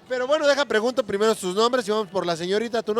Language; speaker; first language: Spanish; native; Spanish